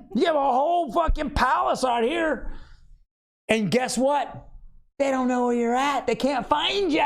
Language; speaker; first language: English; native; English